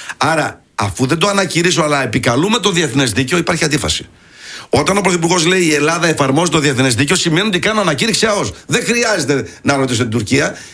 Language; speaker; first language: Greek; early bilingual, heritage; Greek